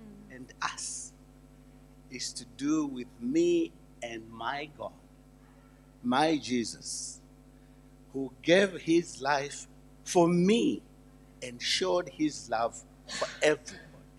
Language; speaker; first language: English; non-native, local second language; Shona